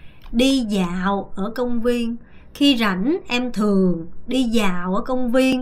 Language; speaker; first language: Vietnamese; non-native, fluent; Korean